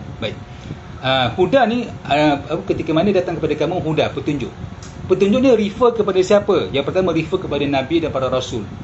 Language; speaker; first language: Malay; early bilingual, heritage; Malay